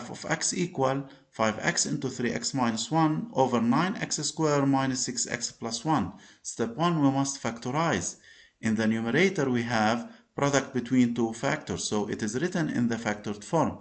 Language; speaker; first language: English; non-native, local second language; Arabic